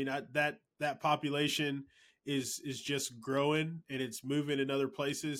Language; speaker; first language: English; native; English